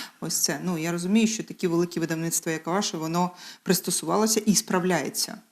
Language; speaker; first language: Ukrainian; native; Ukrainian